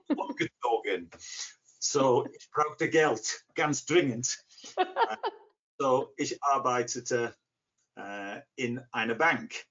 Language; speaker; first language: German; non-native, fluent; English